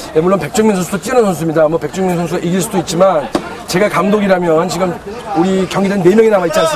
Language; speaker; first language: Korean; native; Korean